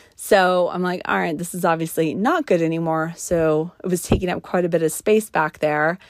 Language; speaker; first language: English; native; English